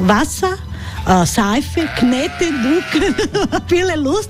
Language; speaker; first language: German; non-native, learner; Croatian